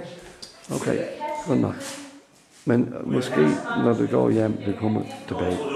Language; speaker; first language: Danish; non-native, learner; English